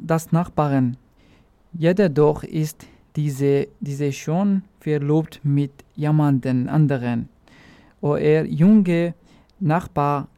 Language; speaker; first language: German; non-native, local second language; Arabic